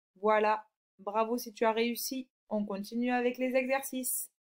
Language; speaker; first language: French; native; French